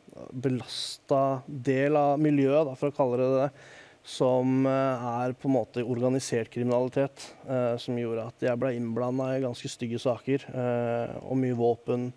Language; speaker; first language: Norwegian; native; Norwegian